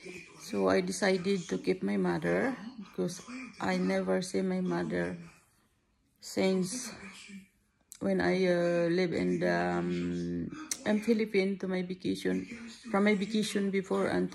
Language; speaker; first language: English; non-native, learner; Filipino